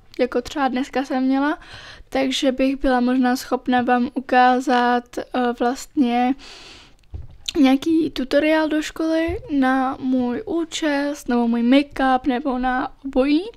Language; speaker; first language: Czech; early bilingual, other home language; Italian